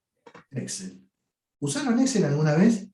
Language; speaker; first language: Spanish; native; Spanish